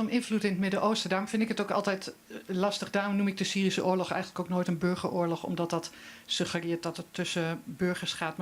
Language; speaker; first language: Dutch; native; Dutch